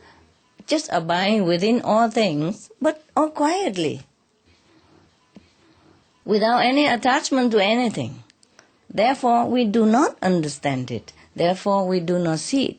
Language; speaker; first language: English; non-native, fluent; Vietnamese